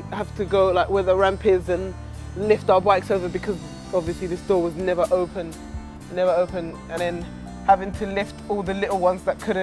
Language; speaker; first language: English; native; English